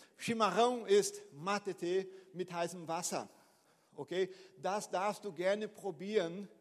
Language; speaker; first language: German; non-native, fluent; Portuguese